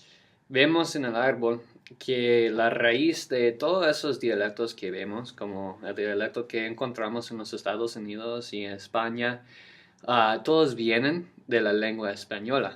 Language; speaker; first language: Spanish; non-native, fluent; English